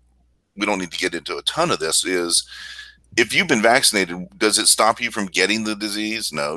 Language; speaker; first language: English; native; English